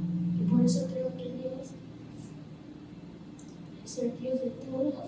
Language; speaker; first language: Spanish; early bilingual, heritage; Spanish